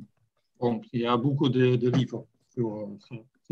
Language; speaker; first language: French; non-native, learner; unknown